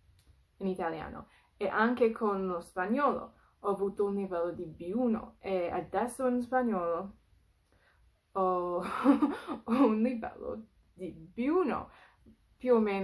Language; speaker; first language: Italian; non-native, fluent; English